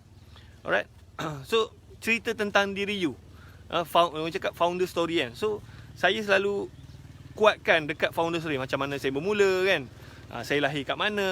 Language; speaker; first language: Malay; native; Malay